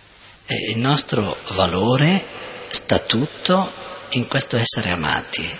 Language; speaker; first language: Italian; native; Italian